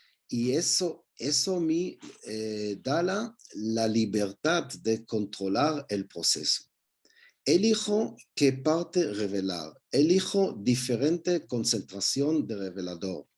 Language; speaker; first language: Spanish; non-native, learner; Hebrew